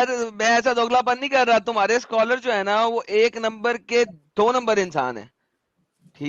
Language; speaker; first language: Hindi; native; Hindi